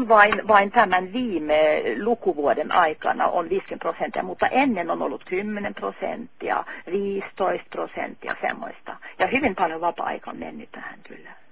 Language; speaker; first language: Finnish; non-native, fluent; Norwegian